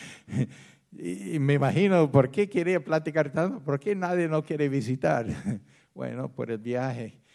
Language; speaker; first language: Spanish; non-native, fluent; English